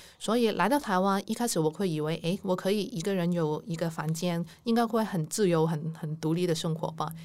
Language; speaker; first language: Chinese; non-native, local second language; Cantonese